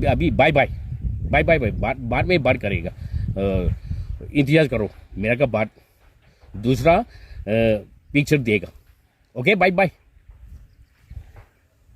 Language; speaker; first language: Hindi; non-native, local second language; Manipuri